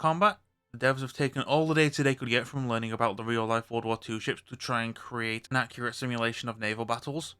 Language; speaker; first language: English; native; English